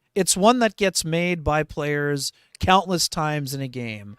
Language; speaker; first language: English; native; English